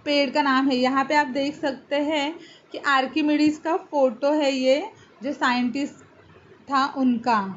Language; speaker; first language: Hindi; non-native, local second language; Marathi